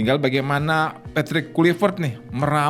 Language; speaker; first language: Indonesian; native; Indonesian